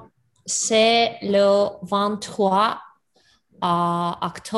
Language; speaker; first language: French; non-native, learner; English